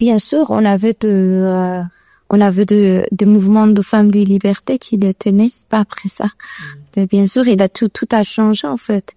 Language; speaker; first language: French; non-native, learner; Persian